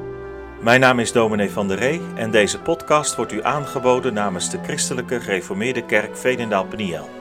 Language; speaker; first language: Dutch; native; Dutch